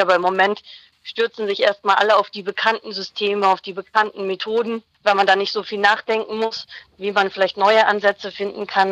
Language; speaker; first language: German; native; German